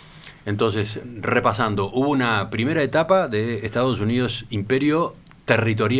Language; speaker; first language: Spanish; native; Spanish